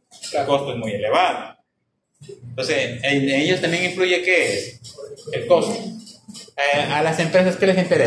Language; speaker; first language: Spanish; native; Spanish